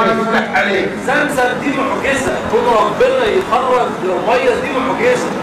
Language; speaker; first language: Arabic; native; Arabic